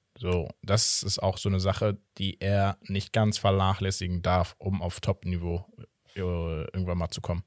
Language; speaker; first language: German; early bilingual, other home language; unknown